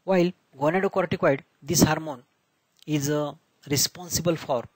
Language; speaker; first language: English; non-native, local second language; Marathi